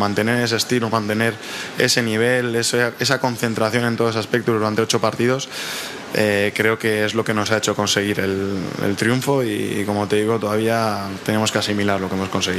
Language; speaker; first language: Spanish; native; Spanish